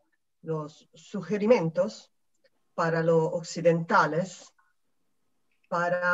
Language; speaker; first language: Spanish; non-native, fluent; Italian